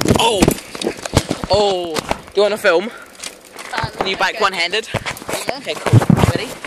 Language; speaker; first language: English; native; English